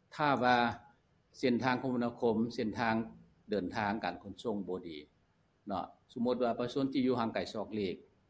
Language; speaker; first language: Lao; native; Lao